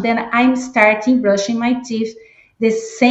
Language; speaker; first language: English; non-native, fluent; Portuguese